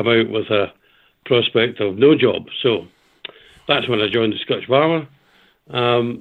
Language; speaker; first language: English; native; English